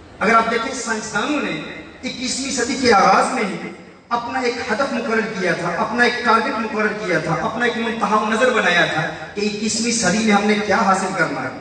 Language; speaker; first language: Urdu; early bilingual, heritage; Urdu